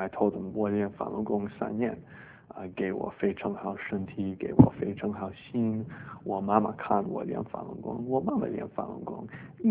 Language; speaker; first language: Chinese; early bilingual, heritage; Chinese